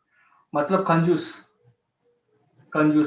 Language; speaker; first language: Hindi; non-native, local second language; Telugu